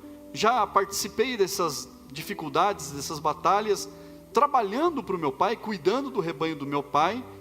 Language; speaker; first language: Portuguese; native; Portuguese